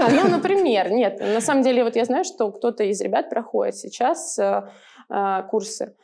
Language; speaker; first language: Russian; native; Russian